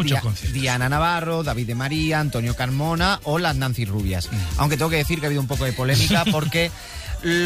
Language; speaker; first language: Spanish; native; Spanish